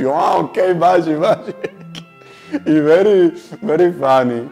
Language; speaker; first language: English; non-native, learner; Spanish